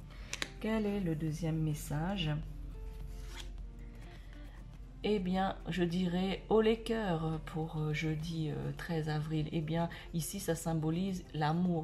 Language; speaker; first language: French; native; French